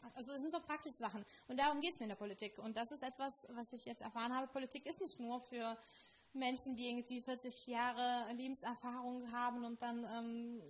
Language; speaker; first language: German; non-native, fluent; Lithuanian